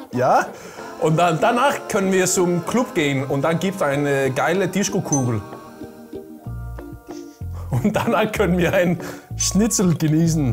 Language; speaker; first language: German; non-native, learner; Danish